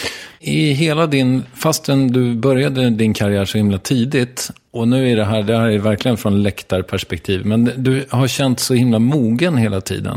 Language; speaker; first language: Swedish; native; Swedish